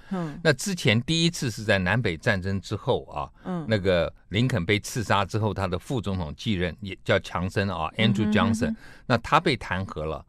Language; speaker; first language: Chinese; native; Chinese